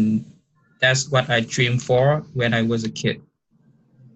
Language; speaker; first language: English; non-native, learner; Vietnamese